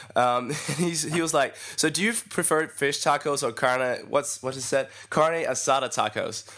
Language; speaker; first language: English; non-native, fluent; Danish